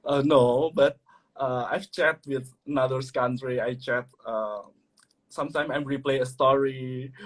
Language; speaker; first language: English; non-native, learner; Indonesian